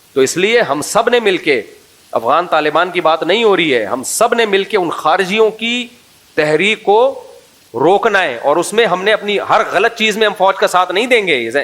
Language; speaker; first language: Urdu; native; Urdu